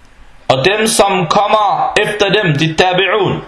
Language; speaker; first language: Danish; non-native, fluent; Arabic